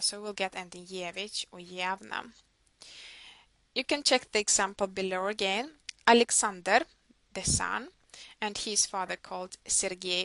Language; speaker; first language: English; non-native, fluent; Russian